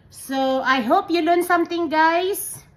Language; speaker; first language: English; non-native, learner; Filipino